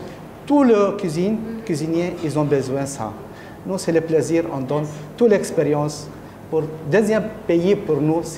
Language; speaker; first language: French; non-native, learner; Arabic